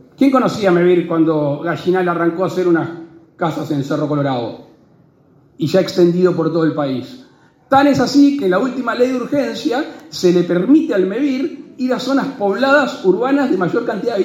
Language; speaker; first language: Spanish; native; Spanish